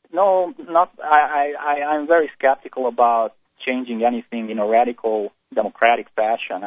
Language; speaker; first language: English; native; English